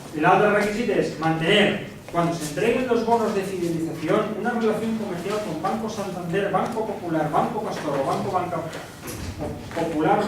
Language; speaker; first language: Spanish; non-native, local second language; Catalan